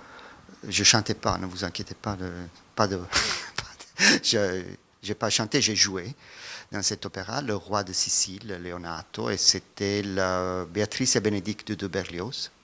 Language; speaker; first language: French; non-native, fluent; Italian